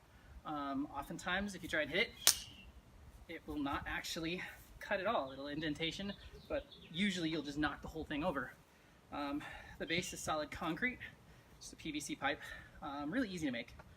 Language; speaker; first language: English; native; English